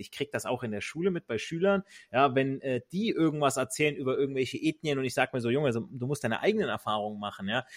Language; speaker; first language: German; native; German